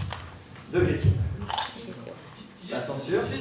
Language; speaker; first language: French; native; French